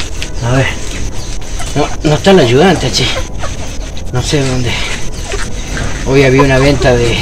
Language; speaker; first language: Spanish; native; Spanish